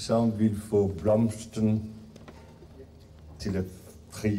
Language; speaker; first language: Danish; non-native, fluent; French